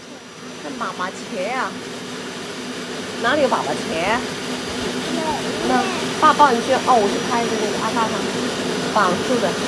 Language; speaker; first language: Chinese; native; Chinese